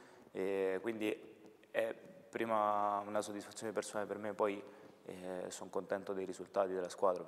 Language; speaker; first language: Italian; native; Italian